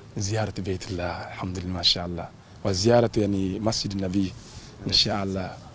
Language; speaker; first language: Arabic; non-native, learner; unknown